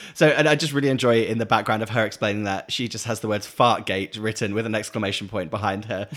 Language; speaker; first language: English; native; English